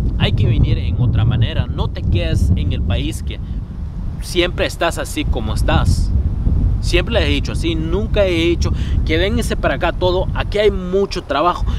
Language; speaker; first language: Spanish; non-native, fluent; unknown